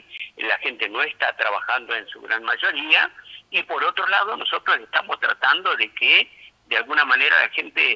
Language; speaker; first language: Spanish; native; Spanish